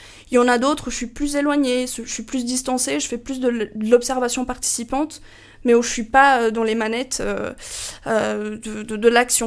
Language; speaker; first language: French; non-native, fluent; Portuguese